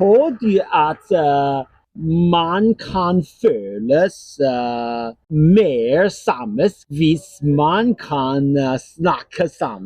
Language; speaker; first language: Norwegian; non-native, fluent; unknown